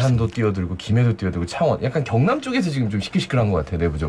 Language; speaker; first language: Korean; native; Korean